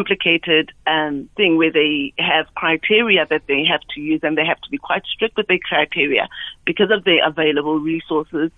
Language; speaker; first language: English; non-native, local second language; Southern Sotho